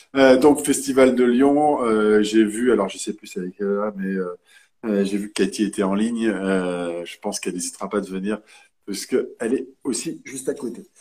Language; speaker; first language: French; native; French